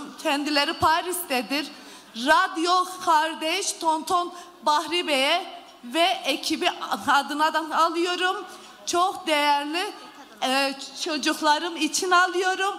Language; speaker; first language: Turkish; early bilingual, heritage; Turkish